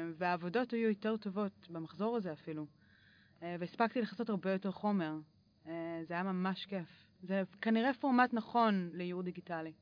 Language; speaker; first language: Hebrew; early bilingual, other home language; English